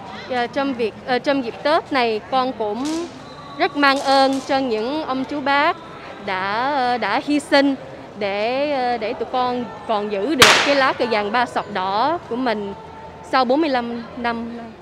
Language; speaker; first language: Vietnamese; early bilingual, heritage; Vietnamese